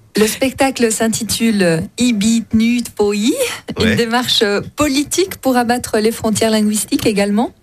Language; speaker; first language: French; native; French